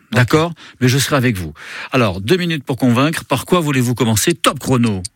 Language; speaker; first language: French; native; French